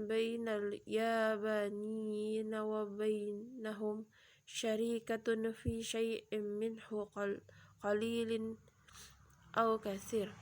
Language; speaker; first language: Arabic; non-native, learner; Indonesian